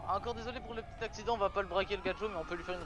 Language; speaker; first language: French; native; French